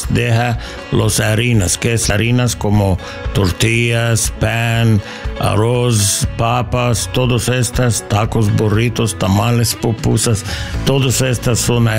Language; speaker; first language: Spanish; non-native, learner; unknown